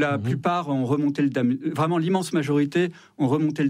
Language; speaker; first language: French; native; French